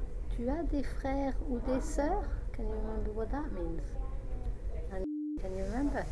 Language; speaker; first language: English; native; English